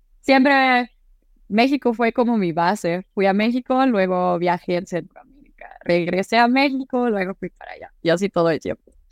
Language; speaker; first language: Spanish; non-native, fluent; German